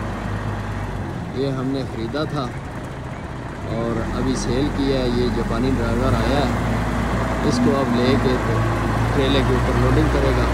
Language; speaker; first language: Urdu; non-native, local second language; Punjabi